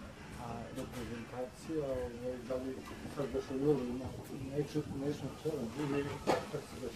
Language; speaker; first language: Serbian; native; Serbian